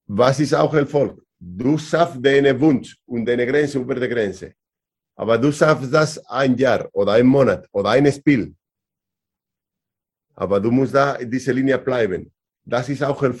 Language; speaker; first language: German; non-native, learner; Spanish